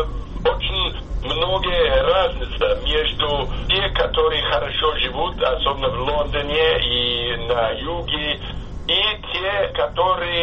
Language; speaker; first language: Russian; non-native, fluent; English